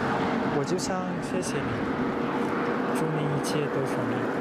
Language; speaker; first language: Chinese; non-native, learner; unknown